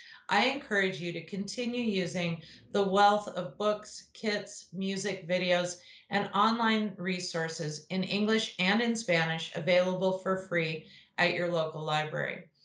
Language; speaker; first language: English; native; English